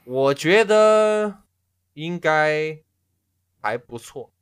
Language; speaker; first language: Chinese; non-native, learner; English